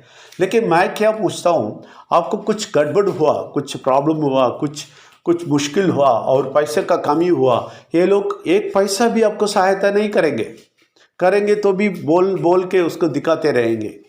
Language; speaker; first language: Hindi; non-native, local second language; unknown